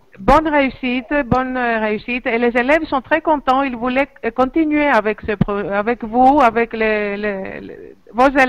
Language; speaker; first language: French; non-native, fluent; Greek